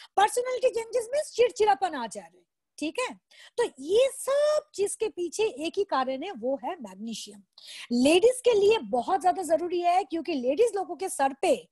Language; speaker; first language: Hindi; non-native, local second language; Bangla